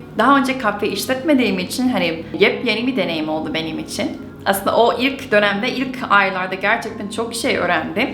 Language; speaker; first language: Turkish; non-native, fluent; Korean